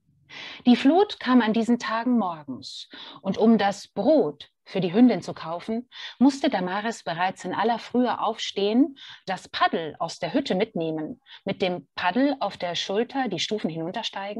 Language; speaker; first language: German; native; German